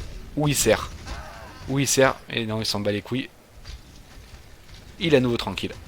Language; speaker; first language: French; native; French